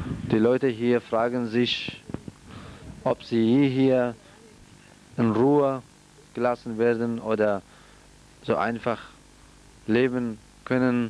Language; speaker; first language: German; non-native, fluent; Central Kurdish